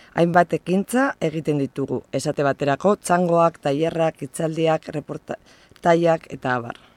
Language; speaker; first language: Basque; non-native, local second language; Spanish